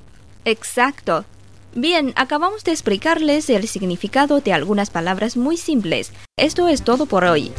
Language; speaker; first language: Spanish; non-native, fluent; Chinese